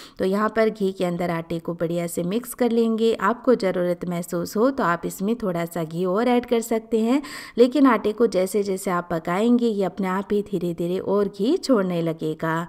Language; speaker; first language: Hindi; native; Hindi